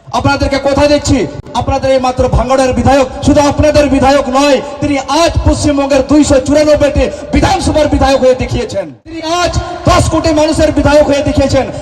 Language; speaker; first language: Bangla; non-native, local second language; Santali